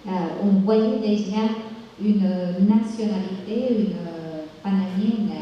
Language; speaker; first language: French; non-native, fluent; Spanish